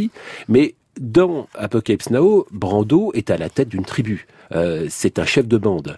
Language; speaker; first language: French; native; French